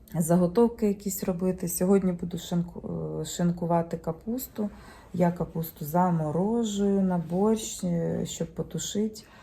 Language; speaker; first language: Ukrainian; native; Ukrainian